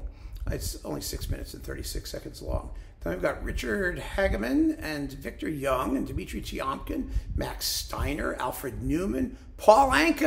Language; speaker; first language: English; native; English